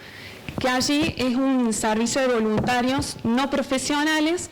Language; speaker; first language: Spanish; native; Spanish